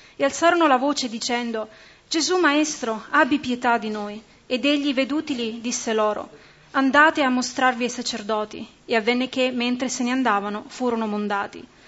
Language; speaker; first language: Italian; native; Italian